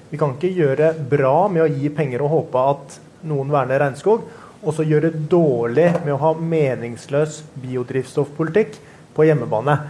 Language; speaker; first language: Norwegian; native; Norwegian